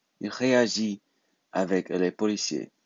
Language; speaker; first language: French; non-native, learner; English